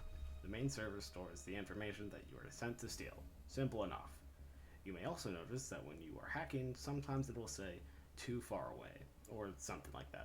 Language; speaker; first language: English; native; English